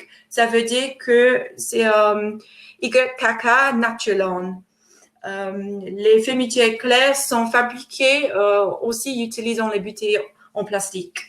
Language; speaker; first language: French; non-native, fluent; English